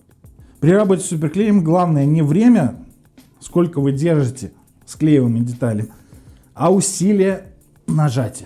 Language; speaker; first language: Russian; native; Russian